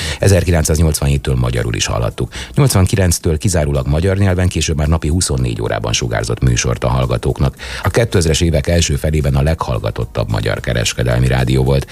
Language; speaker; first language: Hungarian; native; Hungarian